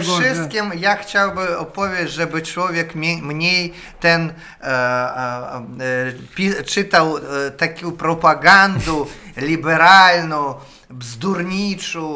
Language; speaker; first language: Polish; non-native, fluent; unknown